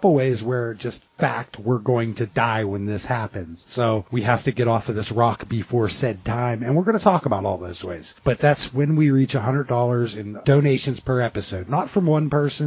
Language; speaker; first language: English; native; English